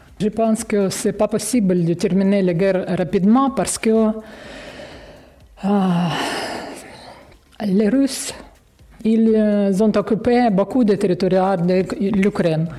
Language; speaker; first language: French; non-native, learner; Ukrainian